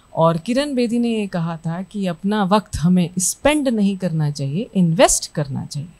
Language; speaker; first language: Hindi; native; Hindi